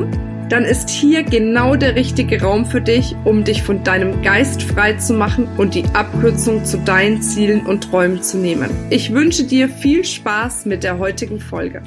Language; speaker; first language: German; native; German